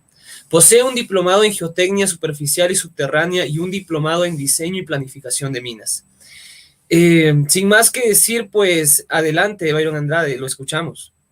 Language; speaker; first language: Spanish; native; Spanish